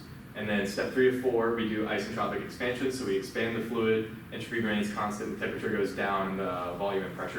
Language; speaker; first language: English; native; English